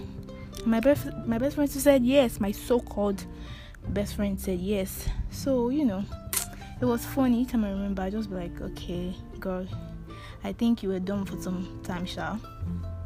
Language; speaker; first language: English; non-native, local second language; Yoruba